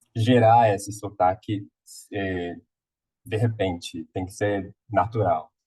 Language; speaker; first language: Portuguese; non-native, fluent; English